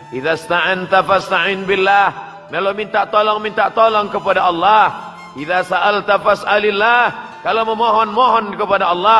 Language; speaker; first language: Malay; native; Malay